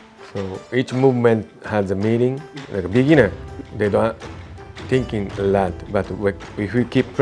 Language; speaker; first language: English; non-native, learner; Japanese